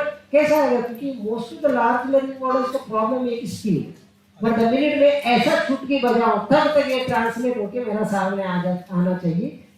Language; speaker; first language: Hindi; non-native, local second language; Telugu